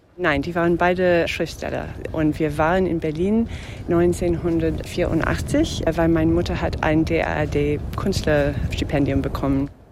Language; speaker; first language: German; non-native, fluent; English